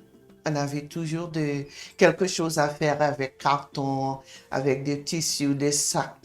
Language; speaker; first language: French; non-native, fluent; English